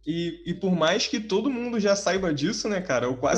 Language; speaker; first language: Portuguese; native; Portuguese